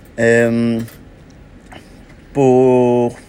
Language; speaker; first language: French; non-native, learner; Spanish